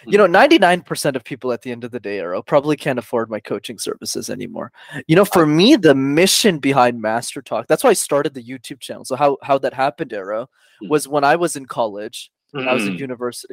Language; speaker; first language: English; native; English